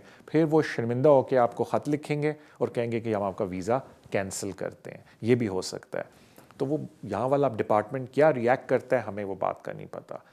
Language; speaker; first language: Urdu; native; Urdu